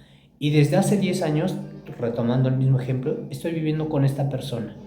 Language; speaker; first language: Spanish; native; Spanish